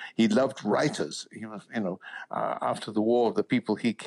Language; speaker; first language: English; native; English